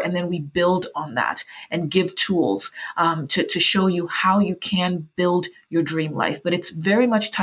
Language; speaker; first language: English; non-native, local second language; Yoruba